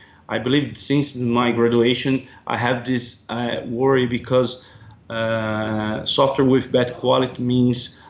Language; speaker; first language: English; non-native, fluent; Portuguese